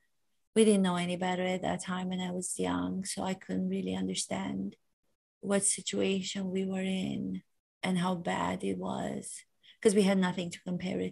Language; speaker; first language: English; non-native, fluent; Romanian